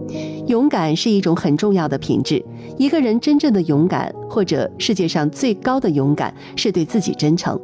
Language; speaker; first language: Chinese; native; Chinese